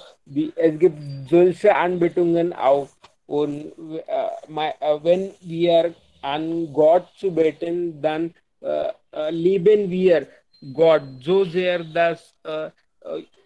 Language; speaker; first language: German; non-native, learner; Hindi